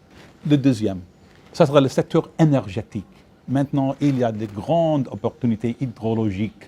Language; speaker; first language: French; non-native, fluent; English